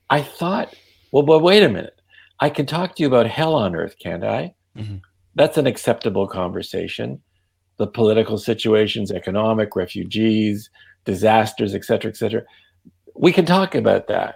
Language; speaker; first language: English; non-native, fluent; Yiddish